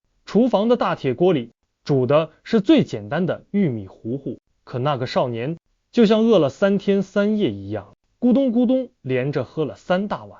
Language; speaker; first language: Chinese; native; Chinese